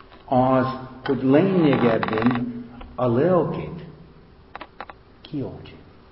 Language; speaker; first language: Hungarian; non-native, fluent; English